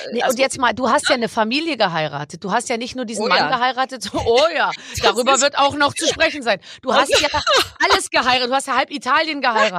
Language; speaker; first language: German; native; German